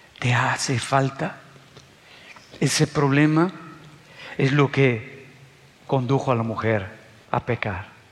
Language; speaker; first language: Spanish; native; Spanish